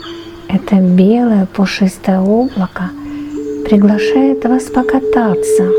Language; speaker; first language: Russian; native; Russian